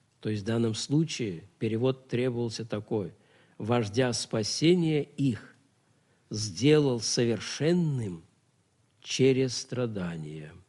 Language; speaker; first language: Russian; native; Russian